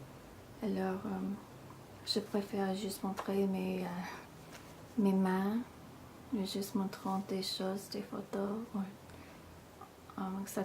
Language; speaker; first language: French; non-native, fluent; English